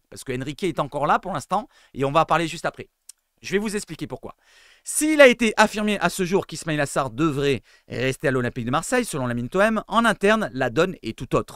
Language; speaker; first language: French; native; French